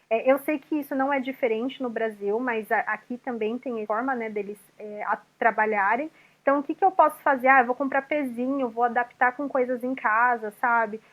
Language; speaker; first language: Portuguese; native; Portuguese